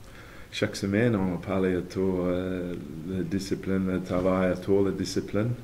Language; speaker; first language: French; non-native, fluent; English